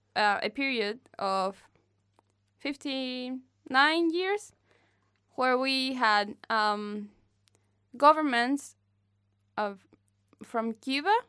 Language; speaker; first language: English; non-native, fluent; Spanish